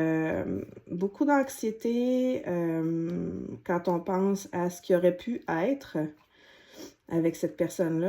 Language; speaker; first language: French; native; French